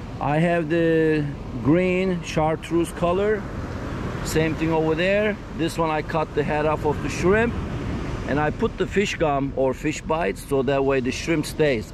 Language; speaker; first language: English; native; English